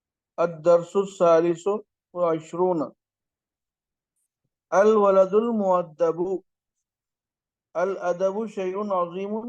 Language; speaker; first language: Arabic; non-native, fluent; Urdu